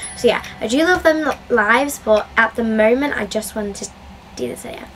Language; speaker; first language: English; native; English